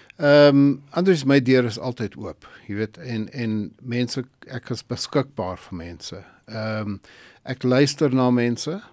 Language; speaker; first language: Afrikaans; non-native, local second language; English